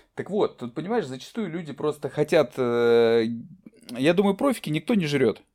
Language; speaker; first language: Russian; native; Russian